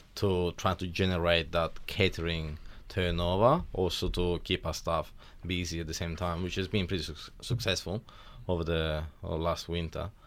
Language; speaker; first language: English; non-native, fluent; Italian